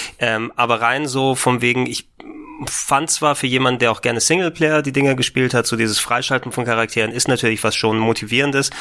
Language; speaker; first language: German; native; German